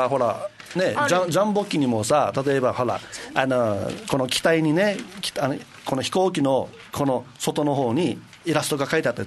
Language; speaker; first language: Japanese; native; Japanese